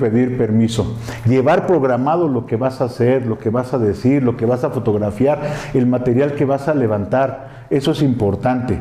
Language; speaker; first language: Spanish; native; Spanish